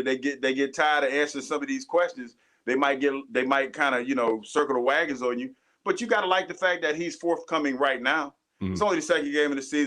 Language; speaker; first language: English; native; English